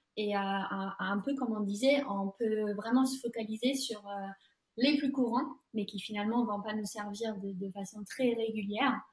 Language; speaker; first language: French; non-native, fluent; English